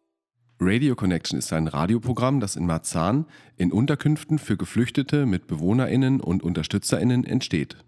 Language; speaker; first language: German; native; German